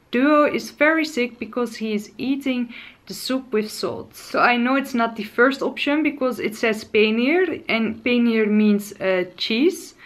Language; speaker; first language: English; non-native, fluent; Dutch